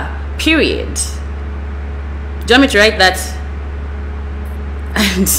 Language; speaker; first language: English; non-native, local second language; Bemba